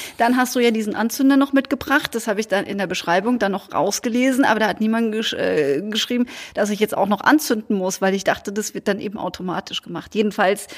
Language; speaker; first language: German; native; German